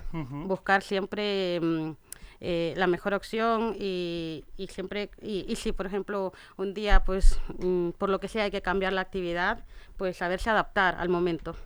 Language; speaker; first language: Spanish; native; Spanish